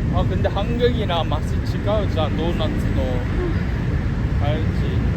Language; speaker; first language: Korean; non-native, learner; Japanese